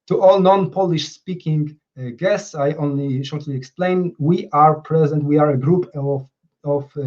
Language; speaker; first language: English; non-native, fluent; Polish